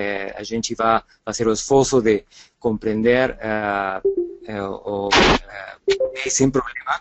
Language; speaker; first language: Portuguese; non-native, fluent; Spanish